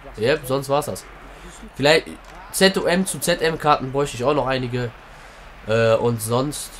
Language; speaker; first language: German; early bilingual, other home language; Turkish